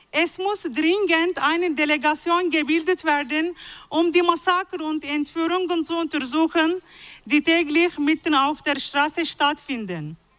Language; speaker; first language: German; non-native, fluent; Arabic